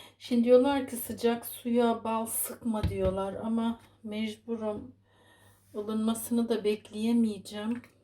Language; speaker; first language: Turkish; native; Turkish